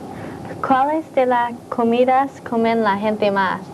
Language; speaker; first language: Spanish; non-native, learner; English